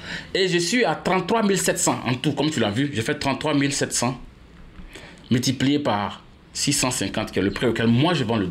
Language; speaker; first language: French; native; French